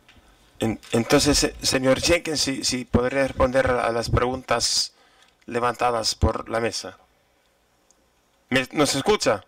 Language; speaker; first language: Spanish; non-native, fluent; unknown